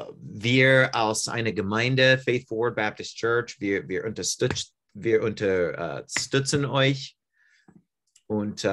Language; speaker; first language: German; non-native, learner; English